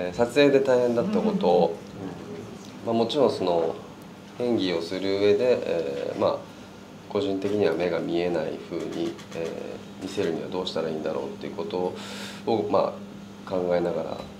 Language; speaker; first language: Japanese; native; Japanese